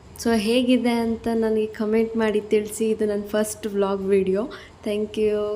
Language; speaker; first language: Kannada; non-native, local second language; Lambadi